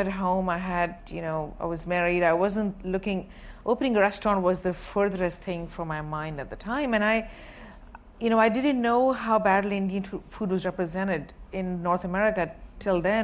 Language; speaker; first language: English; non-native, local second language; Sindhi